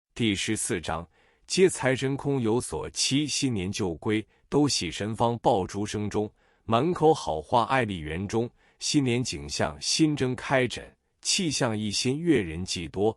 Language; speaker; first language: Chinese; native; Chinese